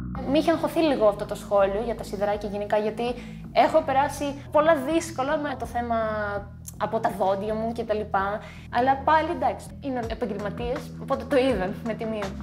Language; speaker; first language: Greek; non-native, fluent; Russian